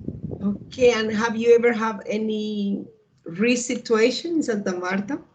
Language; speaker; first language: English; non-native, learner; Spanish